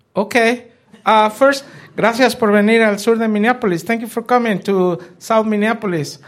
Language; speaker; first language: English; non-native, fluent; Spanish